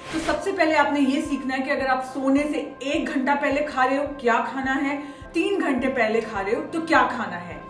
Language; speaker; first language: Hindi; native; Hindi